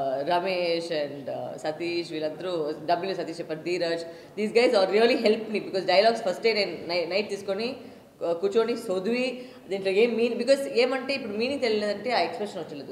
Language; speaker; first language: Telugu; non-native, local second language; Tamil